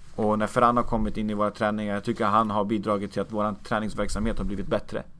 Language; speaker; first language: Swedish; native; Swedish